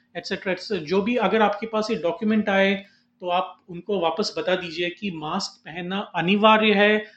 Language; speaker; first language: Hindi; non-native, local second language; Marathi